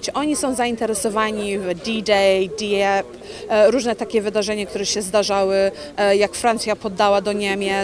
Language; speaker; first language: Polish; early bilingual, heritage; English